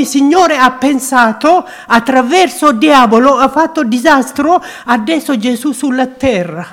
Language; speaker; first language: Italian; non-native, learner; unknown